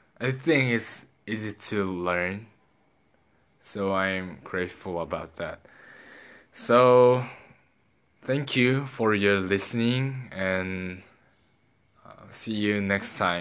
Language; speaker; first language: English; non-native, learner; Korean